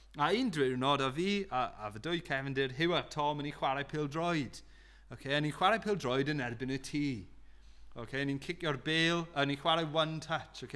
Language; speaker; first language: Welsh; non-native, local second language; English